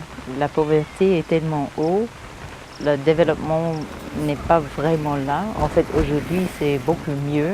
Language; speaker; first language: French; early bilingual, heritage; English